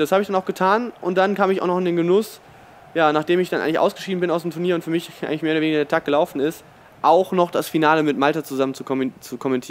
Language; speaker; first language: German; native; German